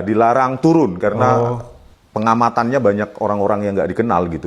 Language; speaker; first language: Indonesian; native; Indonesian